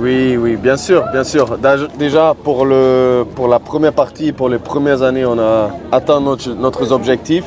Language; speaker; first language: French; non-native, fluent; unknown